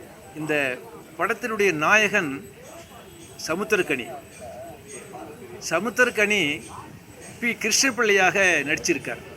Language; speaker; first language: Tamil; native; Tamil